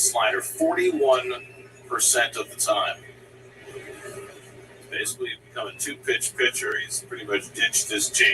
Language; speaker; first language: English; native; English